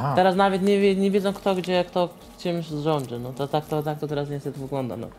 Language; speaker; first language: Polish; non-native, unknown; Azerbaijani